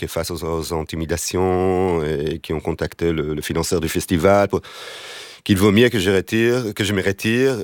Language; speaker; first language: French; non-native, fluent; Hebrew